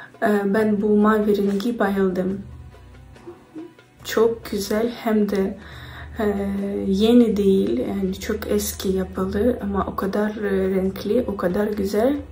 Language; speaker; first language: Turkish; non-native, learner; Ukrainian